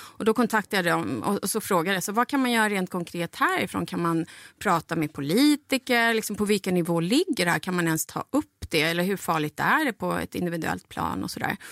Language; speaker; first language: Swedish; non-native, fluent; Spanish